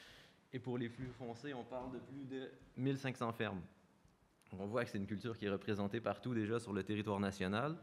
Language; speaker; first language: French; native; French